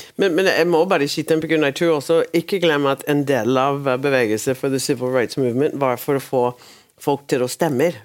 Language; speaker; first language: Norwegian; non-native, fluent; English